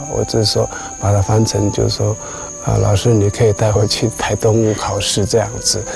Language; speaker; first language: Chinese; non-native, local second language; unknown